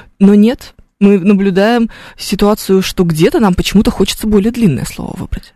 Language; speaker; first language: Russian; native; Russian